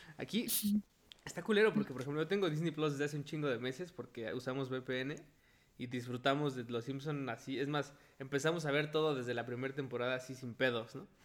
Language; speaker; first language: Spanish; native; Spanish